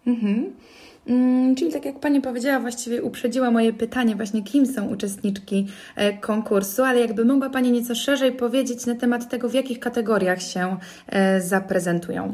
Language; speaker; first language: Polish; native; Polish